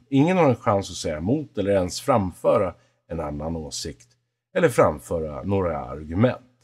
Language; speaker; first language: Swedish; native; Swedish